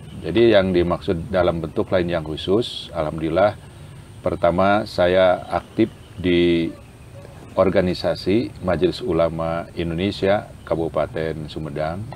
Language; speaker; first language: Indonesian; non-native, local second language; Sundanese